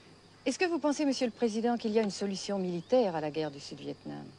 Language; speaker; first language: French; native; French